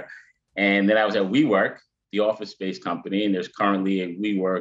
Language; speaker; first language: English; native; English